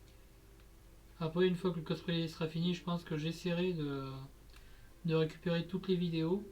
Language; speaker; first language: French; native; French